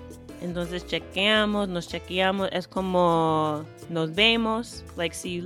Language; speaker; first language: Spanish; non-native, fluent; English